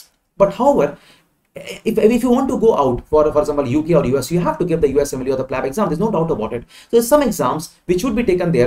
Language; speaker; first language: English; non-native, local second language; Hindi